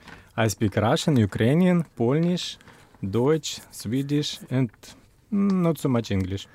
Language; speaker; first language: English; non-native, learner; Russian